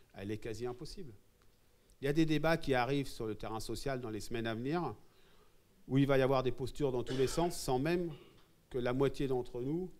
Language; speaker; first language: French; native; French